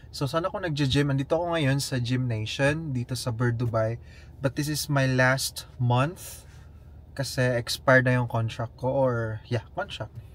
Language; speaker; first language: Filipino; native; Filipino